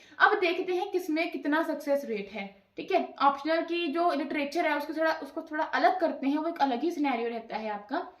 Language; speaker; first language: Hindi; non-native, local second language; Punjabi